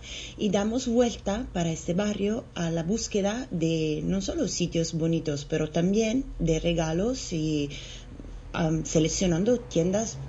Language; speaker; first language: Spanish; non-native, fluent; Italian